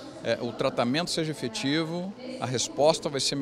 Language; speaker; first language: Portuguese; native; Portuguese